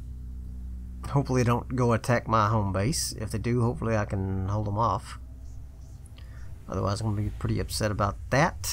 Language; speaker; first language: English; native; English